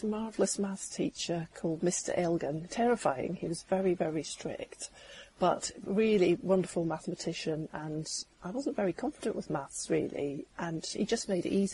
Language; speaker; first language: English; native; English